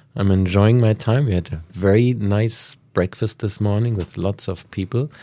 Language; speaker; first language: English; non-native, fluent; German